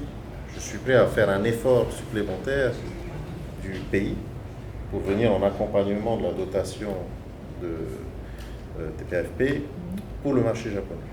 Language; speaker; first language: French; native; French